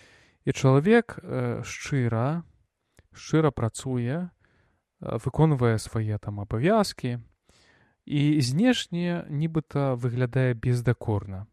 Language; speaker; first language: Belarusian; non-native, local second language; Russian